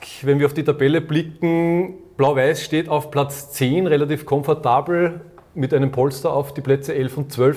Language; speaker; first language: German; native; German